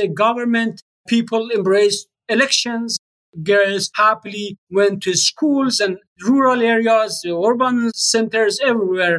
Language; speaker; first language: English; non-native, fluent; Persian